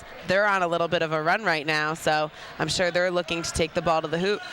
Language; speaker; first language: English; native; English